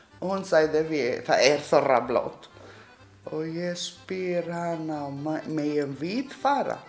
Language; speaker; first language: Icelandic; non-native, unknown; Arabic